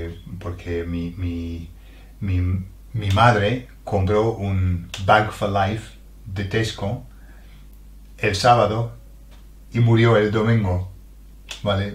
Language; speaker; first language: Spanish; non-native, fluent; English